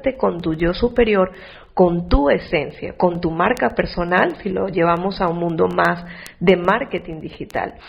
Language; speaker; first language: Spanish; native; Spanish